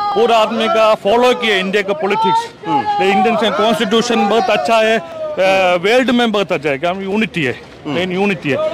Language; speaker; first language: Hindi; non-native, local second language; Malayalam